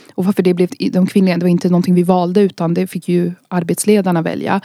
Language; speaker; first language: Swedish; early bilingual, other home language; Arabic